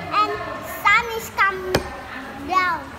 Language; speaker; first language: English; early bilingual, other home language; Indonesian